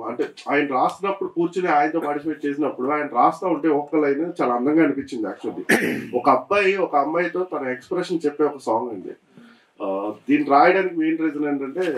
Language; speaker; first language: Telugu; native; Telugu